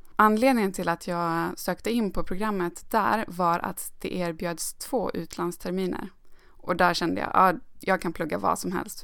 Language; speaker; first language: Swedish; native; Swedish